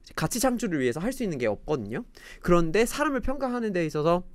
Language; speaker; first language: Korean; non-native, fluent; English